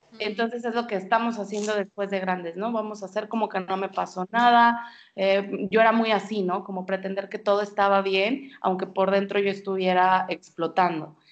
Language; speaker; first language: Spanish; native; Spanish